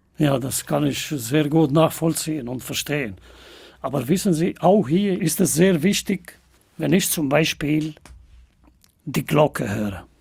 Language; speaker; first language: German; non-native, fluent; Albanian